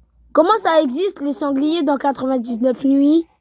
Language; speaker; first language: French; native; French